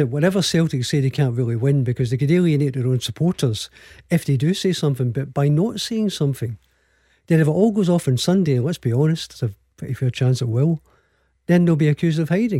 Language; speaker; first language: English; native; English